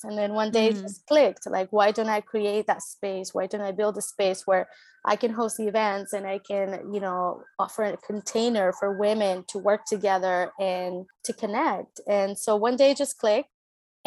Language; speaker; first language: English; early bilingual, other home language; Spanish